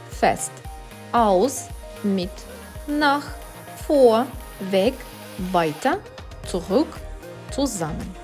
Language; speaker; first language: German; non-native, fluent; Ukrainian